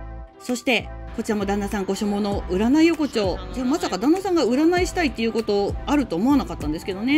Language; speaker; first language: Japanese; native; Japanese